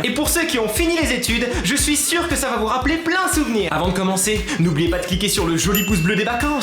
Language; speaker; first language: French; native; French